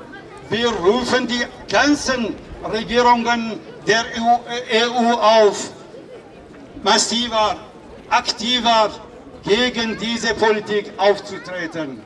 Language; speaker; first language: German; non-native, fluent; Kurdish